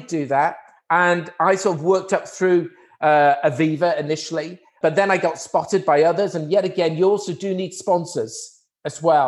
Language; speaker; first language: English; native; English